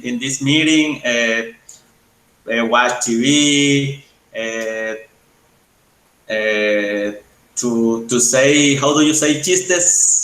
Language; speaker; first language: English; non-native, learner; Spanish